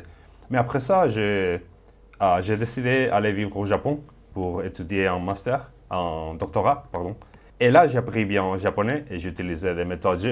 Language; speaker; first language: French; non-native, fluent; Spanish